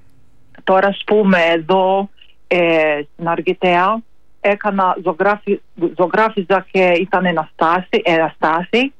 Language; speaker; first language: Greek; non-native, learner; Maltese